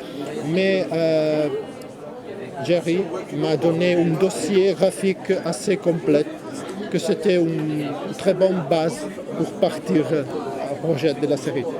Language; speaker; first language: French; non-native, fluent; Italian